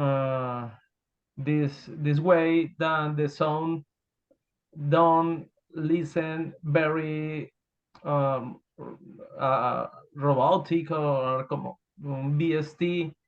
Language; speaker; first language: English; non-native, learner; Spanish